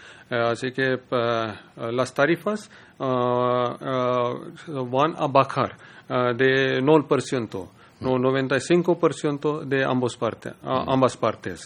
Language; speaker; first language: Spanish; non-native, learner; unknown